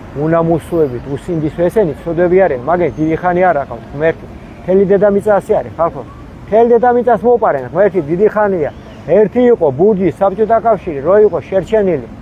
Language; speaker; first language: Georgian; native; Georgian